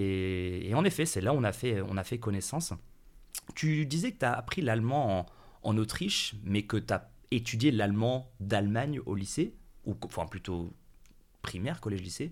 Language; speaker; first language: French; native; French